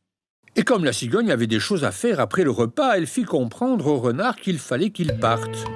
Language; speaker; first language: French; native; French